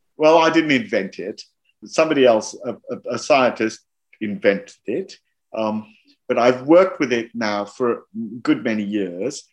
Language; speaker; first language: English; non-native, local second language; Hindi